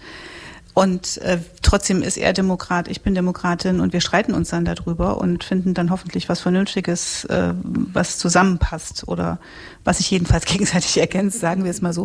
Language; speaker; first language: German; native; German